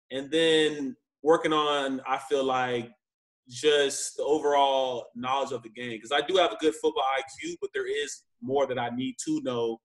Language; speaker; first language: English; native; English